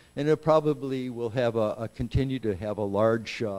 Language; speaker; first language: English; native; English